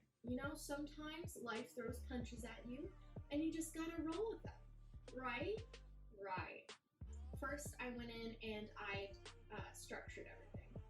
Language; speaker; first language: English; native; English